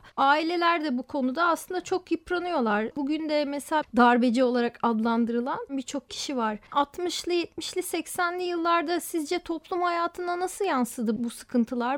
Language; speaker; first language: Turkish; native; Turkish